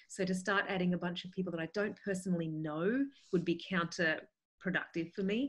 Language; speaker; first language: English; native; English